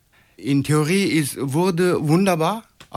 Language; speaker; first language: German; non-native, fluent; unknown